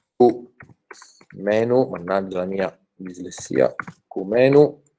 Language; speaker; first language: Italian; native; Italian